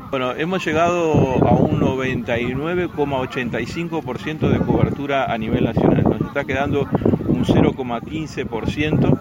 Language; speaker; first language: Spanish; native; Spanish